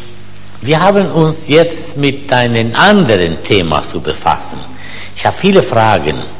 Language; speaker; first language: German; non-native, fluent; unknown